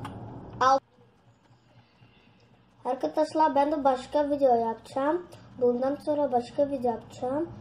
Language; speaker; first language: Turkish; early bilingual, heritage; Turkish